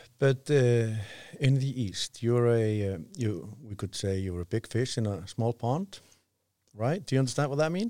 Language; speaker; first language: English; non-native, fluent; Icelandic